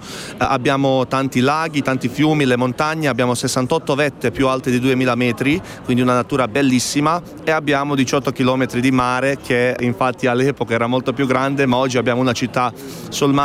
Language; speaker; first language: Italian; non-native, fluent; Bosnian